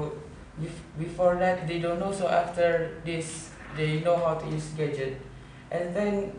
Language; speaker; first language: English; non-native, learner; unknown